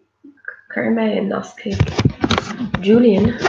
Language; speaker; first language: Irish; non-native, local second language; English